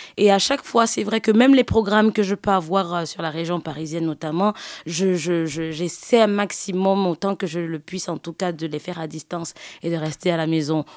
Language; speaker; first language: French; early bilingual, other home language; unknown